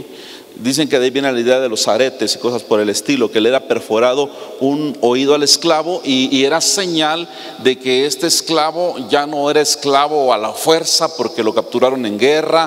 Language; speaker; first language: Spanish; native; Spanish